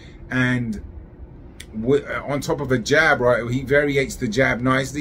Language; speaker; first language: English; native; English